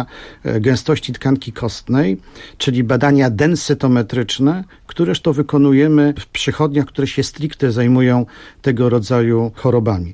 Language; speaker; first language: Polish; native; Polish